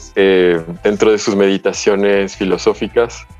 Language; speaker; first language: Spanish; early bilingual, heritage; Spanish